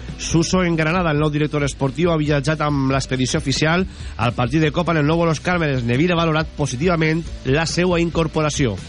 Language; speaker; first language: Catalan; native; Catalan